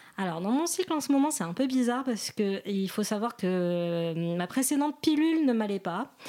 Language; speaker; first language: French; non-native, local second language; Arabic